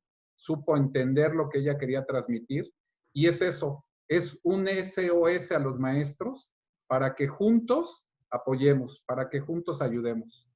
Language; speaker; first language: Spanish; native; Spanish